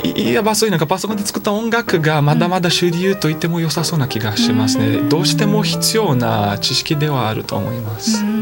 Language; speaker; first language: Japanese; non-native, fluent; Portuguese